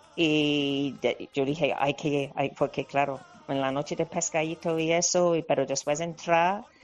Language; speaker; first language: Spanish; non-native, fluent; English